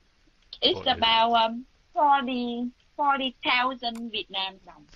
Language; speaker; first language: English; non-native, learner; Vietnamese